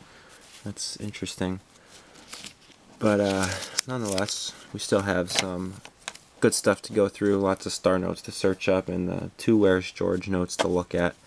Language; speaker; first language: English; native; English